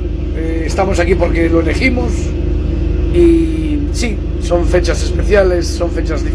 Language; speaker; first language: Spanish; native; Spanish